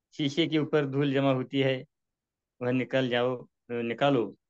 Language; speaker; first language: Hindi; non-native, local second language; Marathi